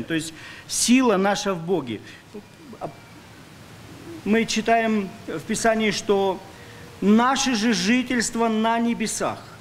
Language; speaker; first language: Russian; native; Russian